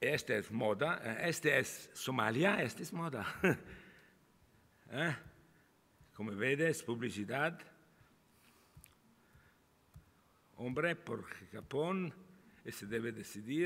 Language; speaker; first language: Spanish; non-native, learner; Italian